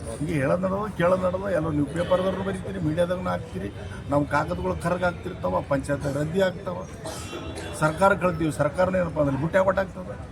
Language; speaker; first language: Kannada; native; Kannada